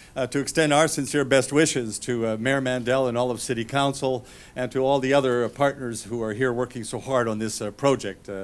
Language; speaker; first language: English; native; English